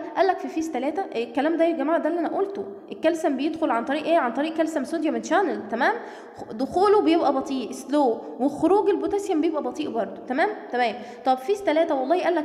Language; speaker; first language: Arabic; native; Arabic